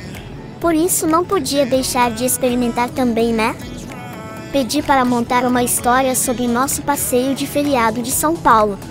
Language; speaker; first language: Portuguese; non-native, fluent; Korean